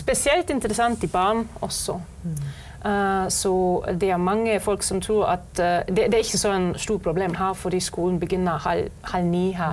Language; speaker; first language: Norwegian; non-native, fluent; German